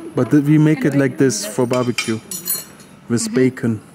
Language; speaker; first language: English; non-native, learner; German